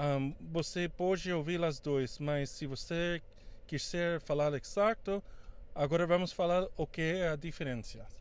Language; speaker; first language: Portuguese; non-native, fluent; Spanish